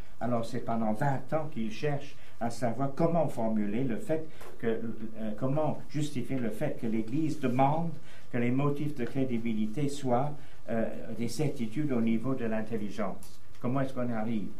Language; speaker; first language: French; native; French